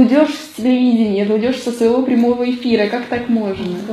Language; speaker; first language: Russian; native; Russian